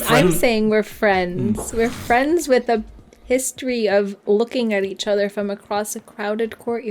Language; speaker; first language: English; native; English